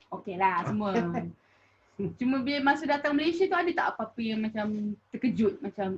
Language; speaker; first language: Malay; native; Malay